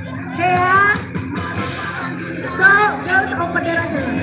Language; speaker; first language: English; non-native, learner; Indonesian